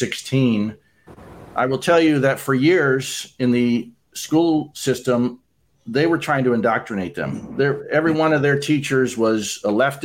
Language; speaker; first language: English; native; English